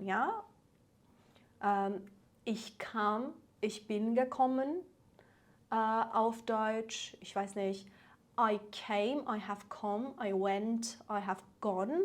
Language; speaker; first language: German; non-native, fluent; Persian